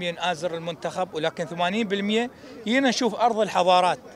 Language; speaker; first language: Arabic; native; Arabic